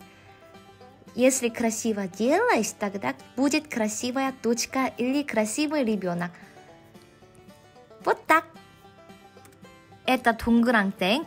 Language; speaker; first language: Russian; non-native, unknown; Korean